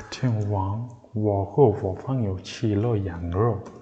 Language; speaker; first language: Chinese; non-native, learner; Mongolian